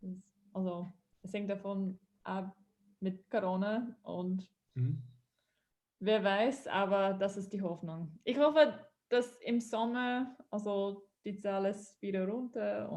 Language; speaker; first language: German; non-native, learner; English